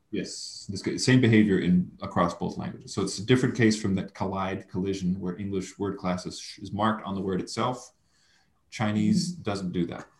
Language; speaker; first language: English; native; English